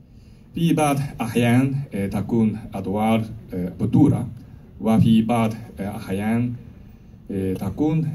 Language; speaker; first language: Arabic; non-native, learner; Japanese